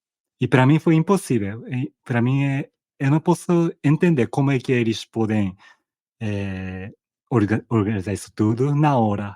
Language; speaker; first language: Portuguese; non-native, fluent; Japanese